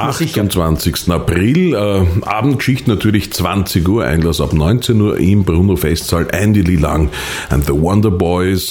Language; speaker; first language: German; native; German